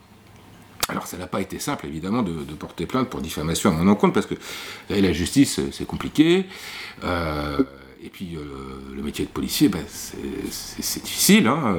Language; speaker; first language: French; native; French